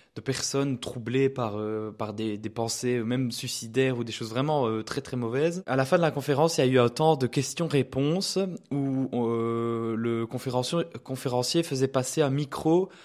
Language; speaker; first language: French; native; French